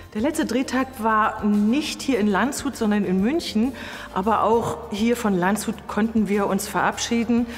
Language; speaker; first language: German; native; German